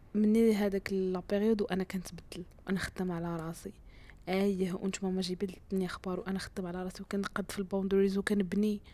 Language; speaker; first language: Arabic; native; Arabic